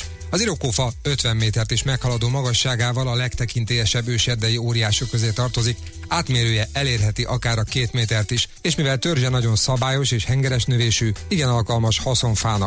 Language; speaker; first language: Hungarian; native; Hungarian